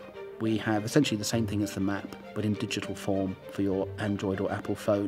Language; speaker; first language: English; native; English